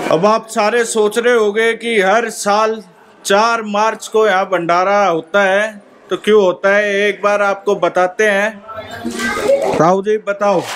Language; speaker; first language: Hindi; native; Hindi